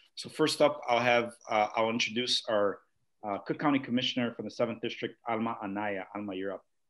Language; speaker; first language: English; early bilingual, other home language; Spanish